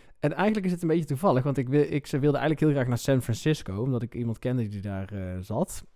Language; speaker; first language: Dutch; native; Dutch